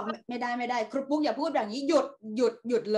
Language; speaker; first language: Thai; native; Thai